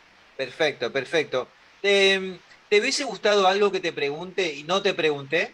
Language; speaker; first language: Spanish; native; Spanish